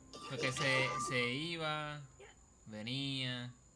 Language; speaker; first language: Spanish; native; Spanish